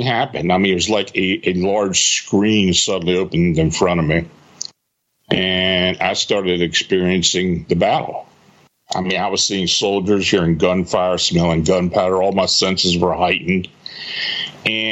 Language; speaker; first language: English; native; English